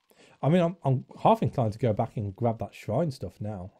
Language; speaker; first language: English; native; English